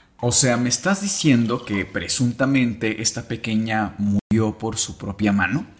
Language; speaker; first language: Spanish; native; Spanish